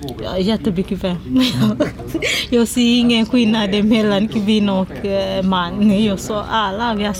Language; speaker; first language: Swedish; non-native, learner; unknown